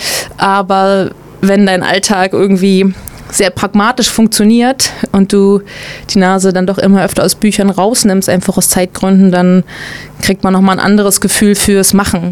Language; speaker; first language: German; native; German